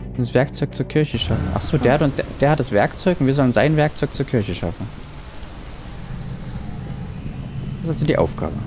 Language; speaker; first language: German; native; German